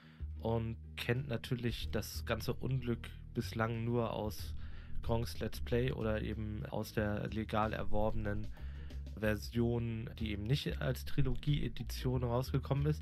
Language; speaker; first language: German; native; German